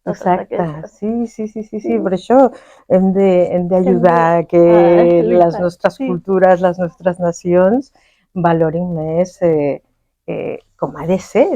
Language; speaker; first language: Catalan; non-native, fluent; Spanish